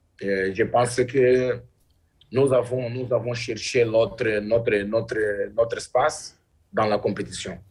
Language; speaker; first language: French; non-native, learner; Portuguese